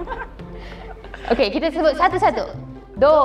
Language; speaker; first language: Malay; native; Malay